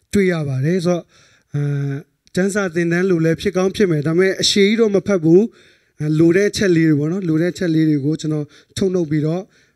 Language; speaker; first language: Burmese; non-native, local second language; Tedim Chin